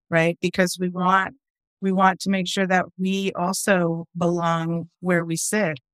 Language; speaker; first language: English; early bilingual, other home language; Spanish